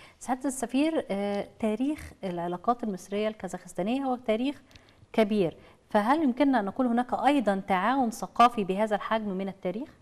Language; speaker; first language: Arabic; native; Arabic